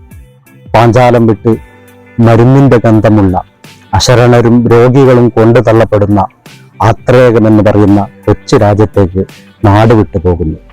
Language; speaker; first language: Malayalam; native; Malayalam